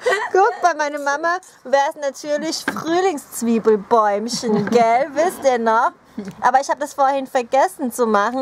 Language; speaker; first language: German; early bilingual, other home language; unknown